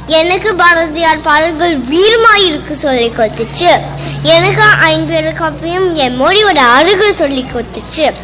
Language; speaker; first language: Tamil; early bilingual, heritage; Tamil